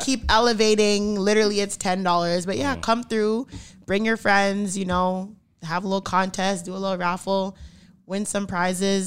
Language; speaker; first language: English; native; English